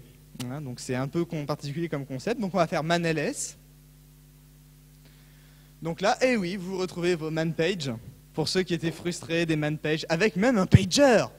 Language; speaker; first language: French; native; French